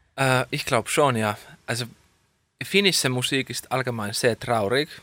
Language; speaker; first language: German; non-native, fluent; Finnish